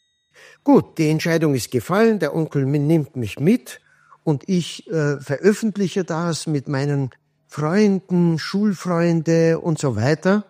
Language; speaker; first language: German; non-native, fluent; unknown